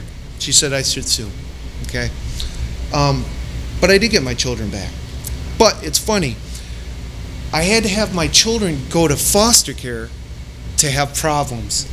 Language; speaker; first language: English; native; English